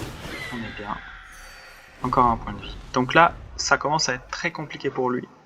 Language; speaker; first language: French; native; French